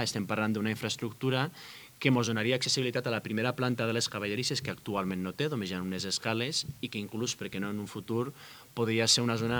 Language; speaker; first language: Catalan; native; Catalan